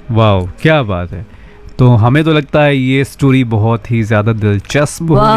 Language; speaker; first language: Hindi; native; Hindi